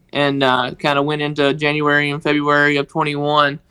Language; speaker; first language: English; native; English